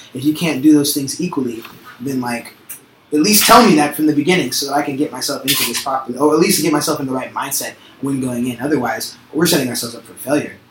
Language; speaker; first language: English; native; English